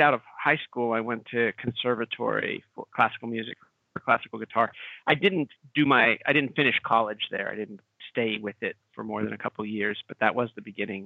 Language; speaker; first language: English; native; English